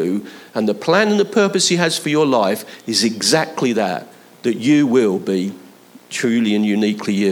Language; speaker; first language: English; native; English